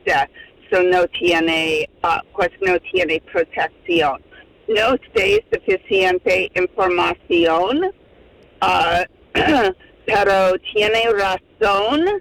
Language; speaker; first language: Spanish; non-native, fluent; English